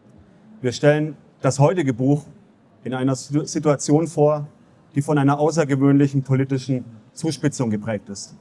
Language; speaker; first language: German; native; German